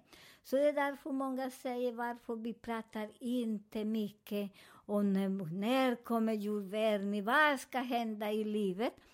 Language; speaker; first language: Swedish; non-native, learner; Spanish